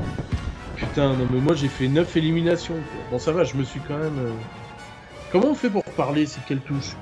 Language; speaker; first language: French; native; French